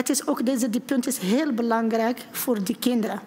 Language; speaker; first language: Dutch; non-native, learner; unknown